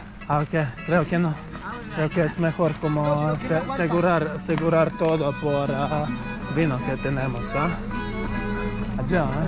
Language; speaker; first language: Spanish; non-native, learner; Croatian